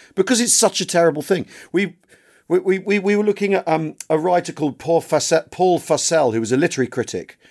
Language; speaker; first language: English; native; English